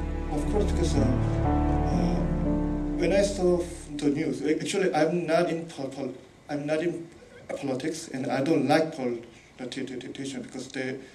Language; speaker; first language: English; non-native, fluent; Korean